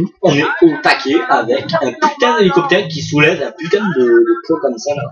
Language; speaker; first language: French; native; French